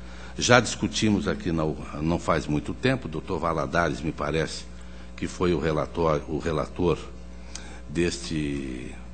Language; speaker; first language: Portuguese; native; Portuguese